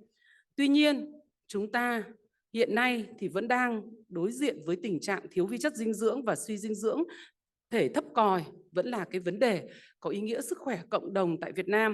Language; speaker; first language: Vietnamese; native; Vietnamese